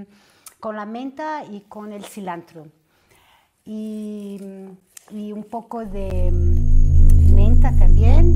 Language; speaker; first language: Spanish; non-native, fluent; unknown